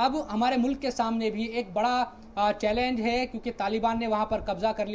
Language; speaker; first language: Hindi; native; Hindi